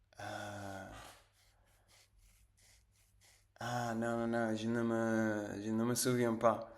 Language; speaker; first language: French; non-native, fluent; Spanish